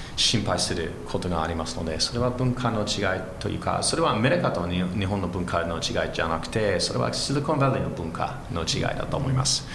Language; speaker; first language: Japanese; non-native, fluent; English